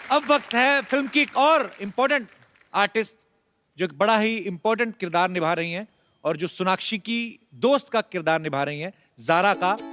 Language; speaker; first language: Hindi; non-native, local second language; Punjabi